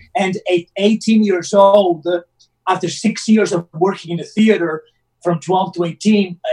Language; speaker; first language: English; non-native, fluent; Italian